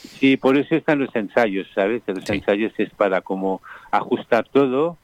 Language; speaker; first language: Spanish; non-native, fluent; Morisyen